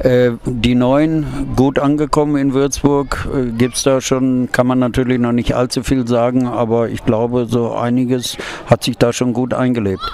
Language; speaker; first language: German; native; German